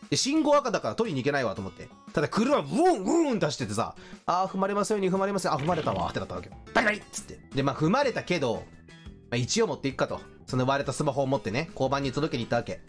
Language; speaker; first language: Japanese; native; Japanese